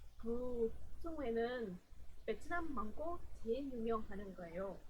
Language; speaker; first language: Korean; non-native, learner; Vietnamese